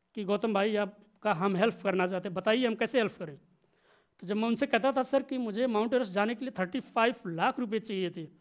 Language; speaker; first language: Hindi; native; Hindi